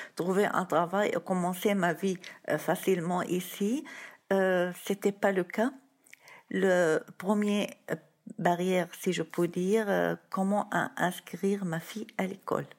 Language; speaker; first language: French; non-native, fluent; Arabic